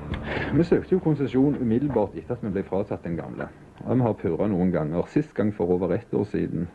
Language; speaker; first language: Norwegian; native; Norwegian